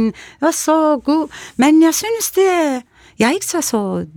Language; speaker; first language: Danish; non-native, learner; Kurdish